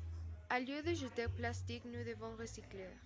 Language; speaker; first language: French; non-native, learner; Spanish